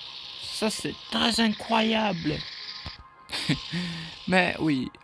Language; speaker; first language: French; non-native, learner; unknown